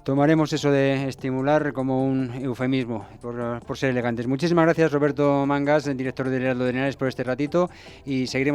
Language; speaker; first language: Spanish; native; Spanish